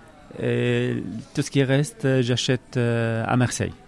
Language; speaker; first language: French; non-native, learner; Arabic